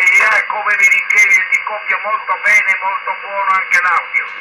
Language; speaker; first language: Italian; native; Italian